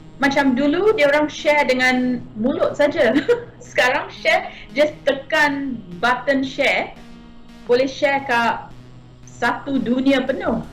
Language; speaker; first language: Malay; non-native, local second language; Tamil